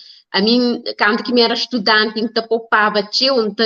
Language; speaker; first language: Portuguese; non-native, learner; Kabuverdianu